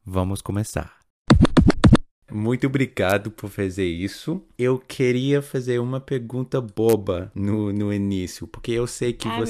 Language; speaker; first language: Portuguese; non-native, fluent; English